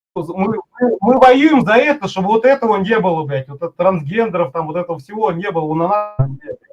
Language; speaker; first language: Russian; native; Russian